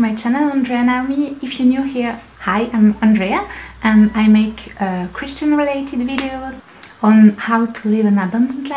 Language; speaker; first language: English; non-native, fluent; French